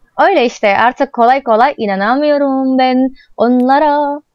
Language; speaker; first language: Turkish; non-native, learner; Indonesian